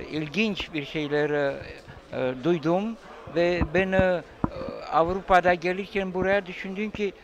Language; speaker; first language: Turkish; non-native, fluent; Romanian